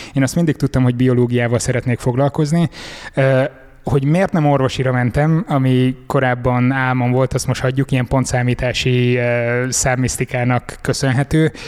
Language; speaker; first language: Hungarian; native; Hungarian